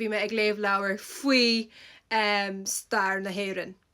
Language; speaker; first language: Irish; non-native, local second language; English